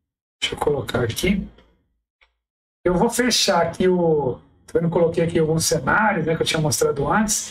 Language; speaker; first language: Portuguese; native; Portuguese